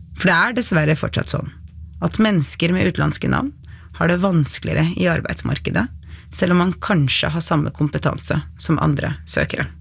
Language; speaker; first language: Norwegian; early bilingual, other home language; Arabic